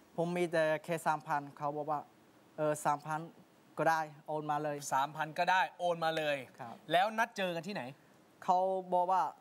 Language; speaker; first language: Thai; non-native, learner; Khmer